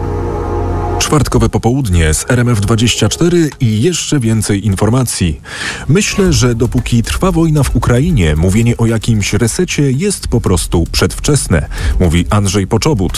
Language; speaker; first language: Polish; native; Polish